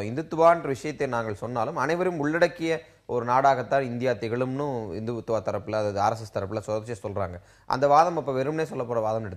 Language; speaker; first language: Tamil; native; Tamil